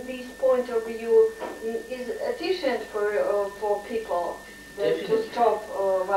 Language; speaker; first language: English; non-native, learner; Russian